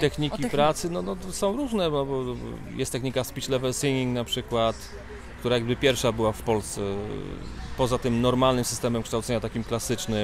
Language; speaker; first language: Polish; native; Polish